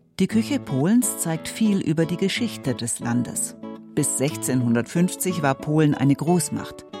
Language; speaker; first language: German; native; German